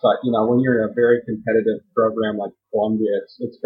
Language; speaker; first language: English; native; English